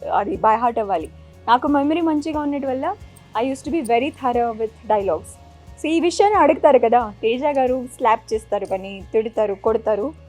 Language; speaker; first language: Telugu; non-native, fluent; Marathi